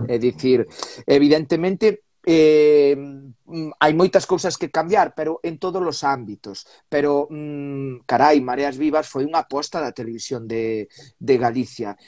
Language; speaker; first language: Galician; native; Galician